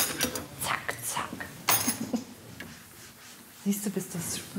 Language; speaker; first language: German; native; German